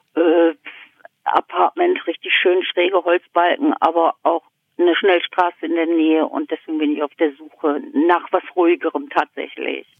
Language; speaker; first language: German; native; German